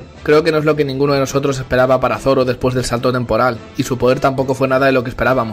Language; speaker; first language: Spanish; native; Spanish